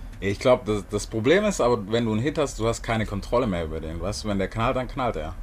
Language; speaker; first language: German; native; German